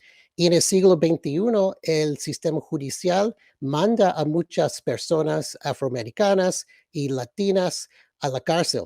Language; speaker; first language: Spanish; early bilingual, other home language; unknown